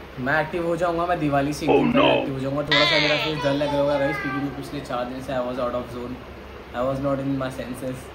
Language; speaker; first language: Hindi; native; Hindi